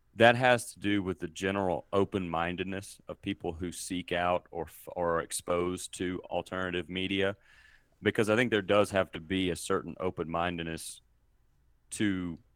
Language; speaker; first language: English; native; English